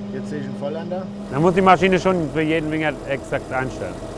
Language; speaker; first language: German; non-native, fluent; Russian